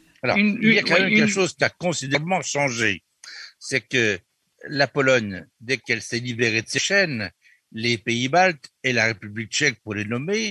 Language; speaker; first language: French; native; French